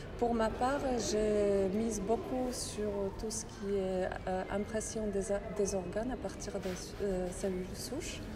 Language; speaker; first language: French; non-native, fluent; Polish